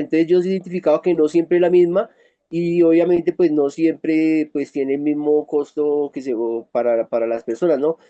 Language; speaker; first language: Spanish; native; Spanish